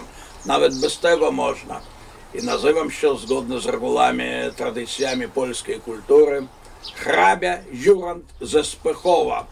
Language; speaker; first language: Polish; non-native, fluent; Russian